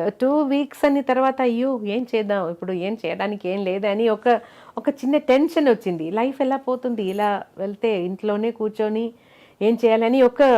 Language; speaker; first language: Telugu; non-native, local second language; Malayalam